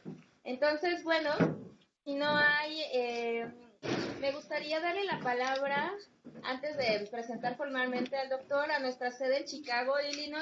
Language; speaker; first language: Spanish; native; Spanish